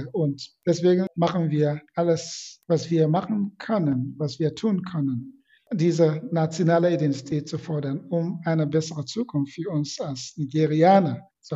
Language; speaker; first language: German; non-native, fluent; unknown